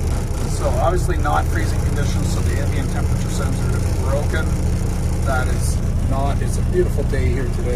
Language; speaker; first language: English; native; English